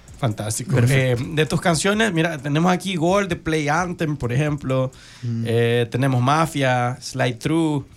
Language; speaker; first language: Spanish; native; Spanish